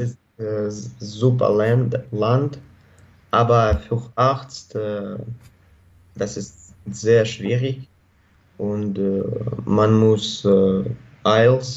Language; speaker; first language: German; non-native, learner; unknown